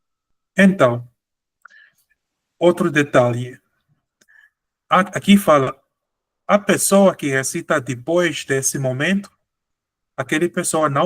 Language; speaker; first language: Portuguese; non-native, fluent; Spanish